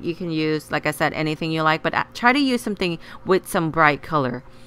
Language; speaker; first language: English; non-native, fluent; Thai